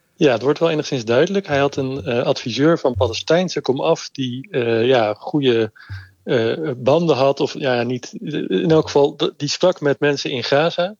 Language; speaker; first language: Dutch; native; Dutch